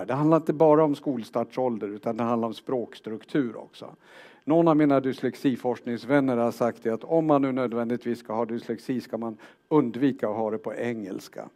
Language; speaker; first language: Swedish; native; Swedish